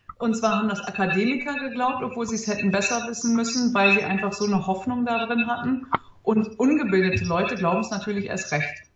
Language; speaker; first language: German; early bilingual, other home language; Arabic